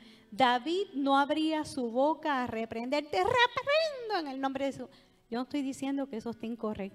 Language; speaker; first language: Spanish; native; Spanish